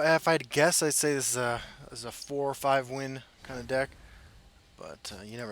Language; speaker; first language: English; native; English